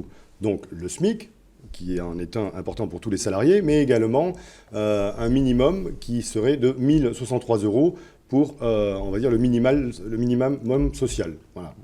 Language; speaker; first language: French; native; French